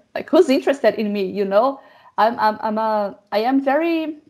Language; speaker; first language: English; non-native, fluent; Portuguese